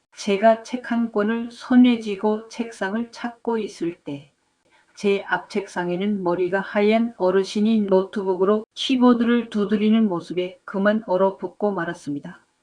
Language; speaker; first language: Korean; native; Korean